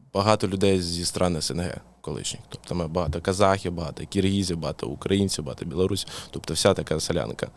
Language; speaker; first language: Ukrainian; non-native, local second language; Russian